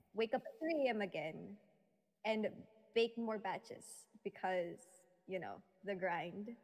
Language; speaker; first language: English; non-native, local second language; Filipino